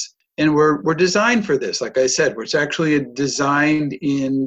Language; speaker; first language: English; native; English